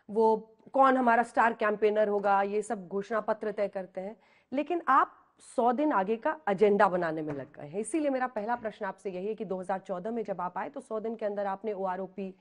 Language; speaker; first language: Hindi; native; Hindi